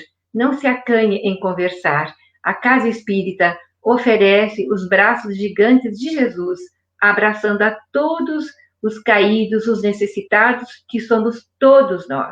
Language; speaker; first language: Portuguese; native; Portuguese